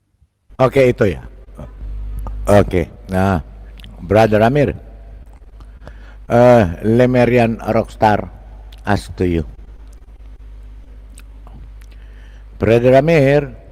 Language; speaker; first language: English; non-native, learner; Indonesian